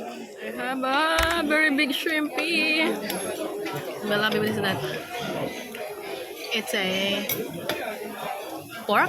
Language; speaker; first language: English; non-native, local second language; Filipino